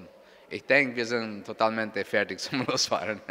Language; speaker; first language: German; non-native, local second language; Spanish